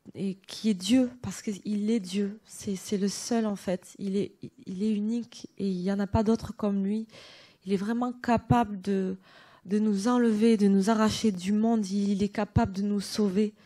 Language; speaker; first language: French; native; French